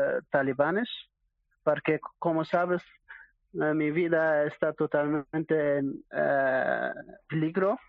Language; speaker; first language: Spanish; non-native, learner; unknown